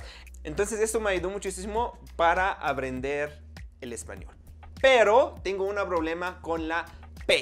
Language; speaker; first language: Spanish; non-native, fluent; Arabic